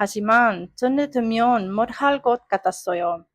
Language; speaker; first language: Korean; non-native, learner; Italian